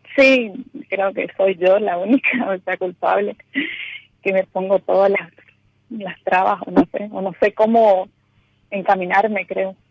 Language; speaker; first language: Spanish; native; Spanish